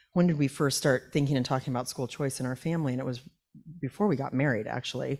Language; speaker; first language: English; native; English